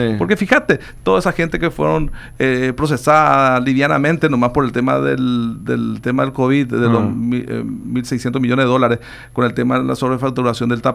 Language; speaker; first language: Spanish; native; Spanish